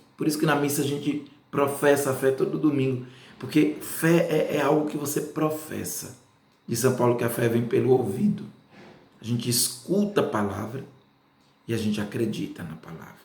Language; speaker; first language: Portuguese; native; Portuguese